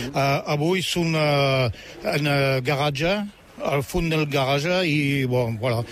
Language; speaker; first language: Catalan; non-native, local second language; French